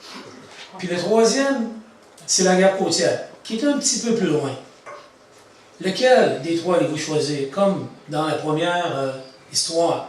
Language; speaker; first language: French; native; French